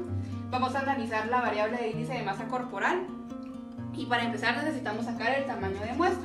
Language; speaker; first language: Spanish; native; Spanish